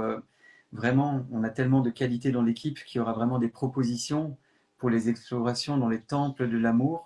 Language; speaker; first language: French; native; French